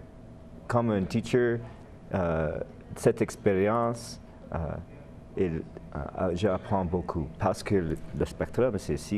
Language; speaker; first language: French; non-native, learner; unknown